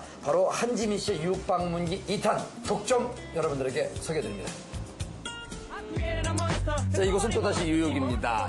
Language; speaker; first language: Korean; native; Korean